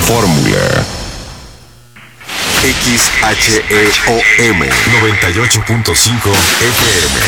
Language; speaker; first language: Spanish; native; Spanish